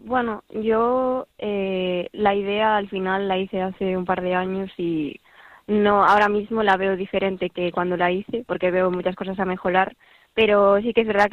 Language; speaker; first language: Spanish; native; Spanish